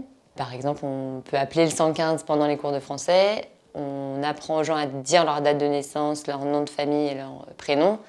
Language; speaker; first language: French; native; French